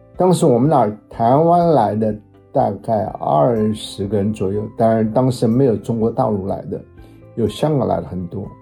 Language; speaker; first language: Chinese; native; Chinese